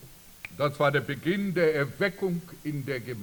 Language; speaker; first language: German; early bilingual, heritage; German